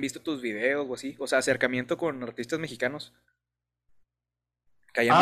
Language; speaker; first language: Spanish; native; Spanish